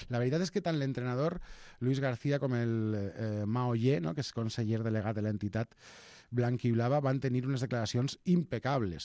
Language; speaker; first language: Catalan; native; Catalan